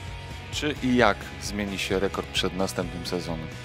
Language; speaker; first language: Polish; native; Polish